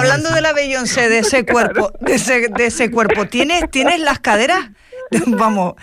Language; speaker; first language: Spanish; native; Spanish